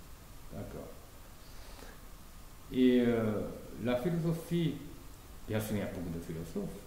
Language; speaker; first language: French; non-native, fluent; Chinese